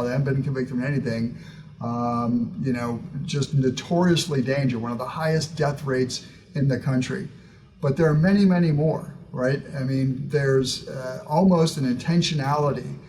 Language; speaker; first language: English; native; English